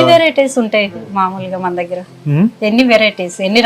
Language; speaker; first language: Telugu; native; Telugu